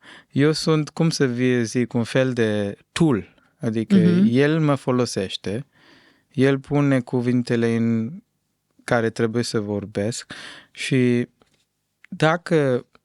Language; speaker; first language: Romanian; non-native, fluent; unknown